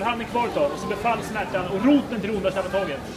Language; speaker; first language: Swedish; native; Swedish